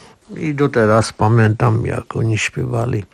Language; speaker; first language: Polish; non-native, learner; Armenian